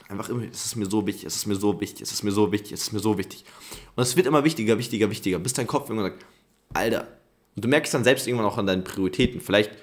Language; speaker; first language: German; native; German